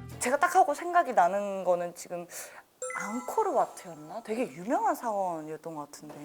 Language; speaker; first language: Korean; native; Korean